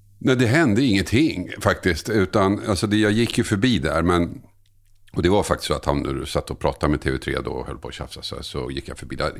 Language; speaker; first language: Swedish; native; Swedish